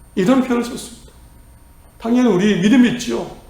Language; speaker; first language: Korean; native; Korean